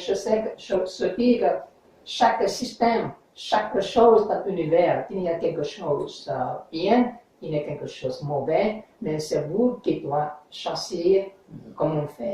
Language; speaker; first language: French; non-native, learner; English